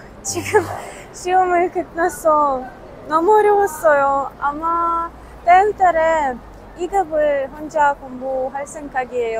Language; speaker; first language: Korean; non-native, learner; Ukrainian